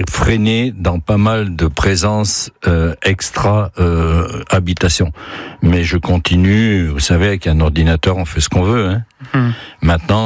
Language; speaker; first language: French; native; French